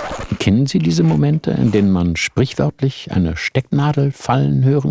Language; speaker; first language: German; native; German